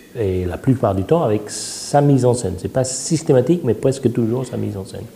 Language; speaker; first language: French; non-native, fluent; English